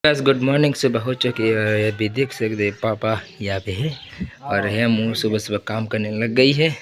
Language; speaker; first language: Hindi; non-native, local second language; Gujarati